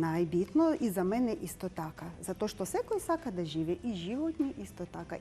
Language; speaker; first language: Macedonian; non-native, learner; Ukrainian